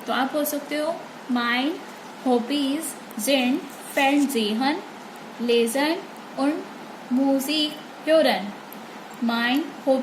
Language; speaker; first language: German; non-native, learner; Hindi